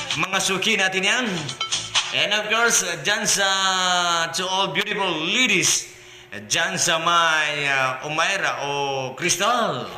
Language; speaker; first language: Filipino; non-native, local second language; Maranao